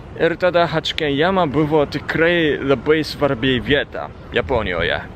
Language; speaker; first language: Lithuanian; non-native, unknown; Japanese